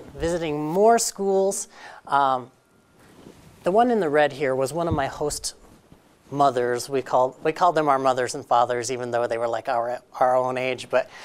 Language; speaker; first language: English; native; English